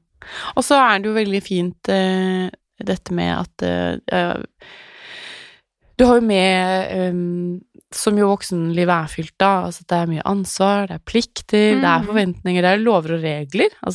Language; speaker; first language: Norwegian; native; Norwegian